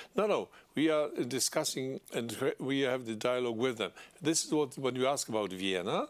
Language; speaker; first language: English; non-native, fluent; Polish